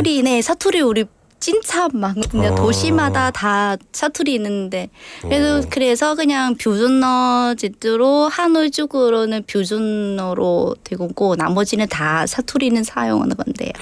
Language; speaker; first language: Korean; non-native, learner; Vietnamese